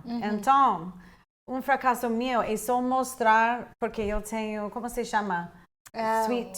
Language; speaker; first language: Portuguese; non-native, fluent; English